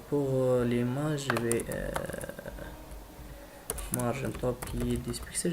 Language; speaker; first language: French; non-native, learner; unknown